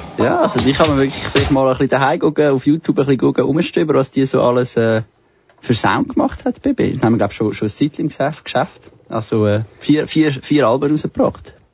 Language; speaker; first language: German; native; German